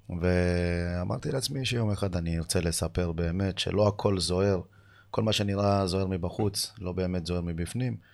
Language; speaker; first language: Hebrew; early bilingual, other home language; Amharic